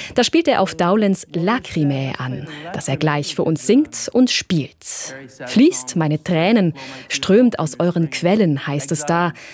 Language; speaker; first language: German; native; German